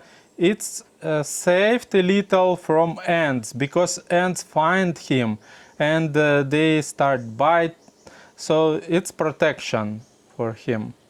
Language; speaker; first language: English; non-native, learner; Russian